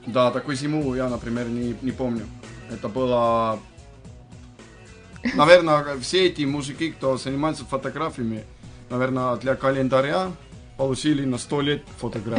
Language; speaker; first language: Russian; non-native, fluent; Estonian